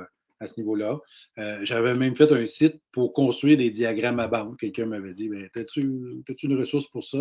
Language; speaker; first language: French; native; French